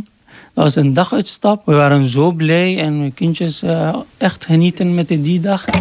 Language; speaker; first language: Dutch; non-native, learner; Arabic